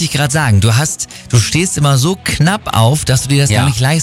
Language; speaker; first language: German; native; German